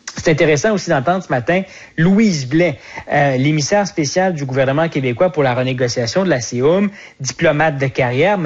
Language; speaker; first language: French; native; French